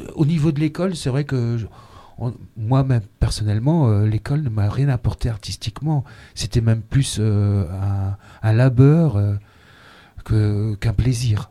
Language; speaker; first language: French; native; French